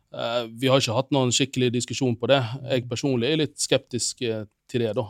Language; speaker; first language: Norwegian; non-native, fluent; Finnish